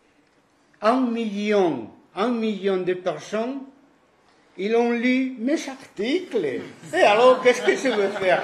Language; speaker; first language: French; non-native, fluent; Spanish